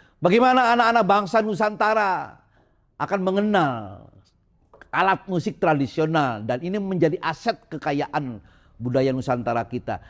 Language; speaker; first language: Indonesian; non-native, local second language; Sundanese